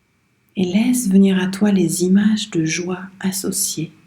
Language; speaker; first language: French; native; French